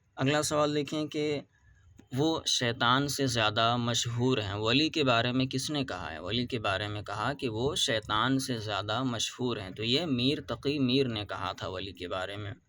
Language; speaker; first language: Urdu; native; Urdu